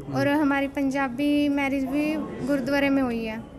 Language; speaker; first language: Hindi; native; Hindi